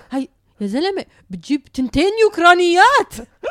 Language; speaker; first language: Arabic; early bilingual, heritage; Arabic